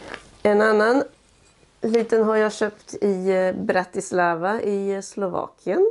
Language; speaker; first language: Swedish; native; Swedish